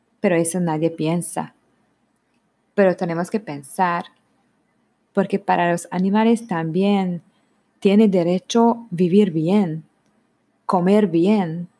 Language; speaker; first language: Spanish; non-native, learner; Hungarian